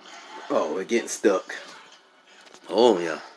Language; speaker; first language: English; native; English